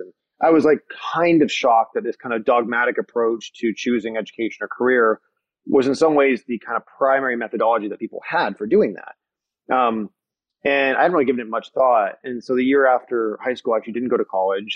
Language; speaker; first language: English; native; English